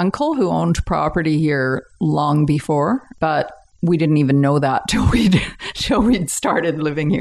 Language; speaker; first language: English; native; English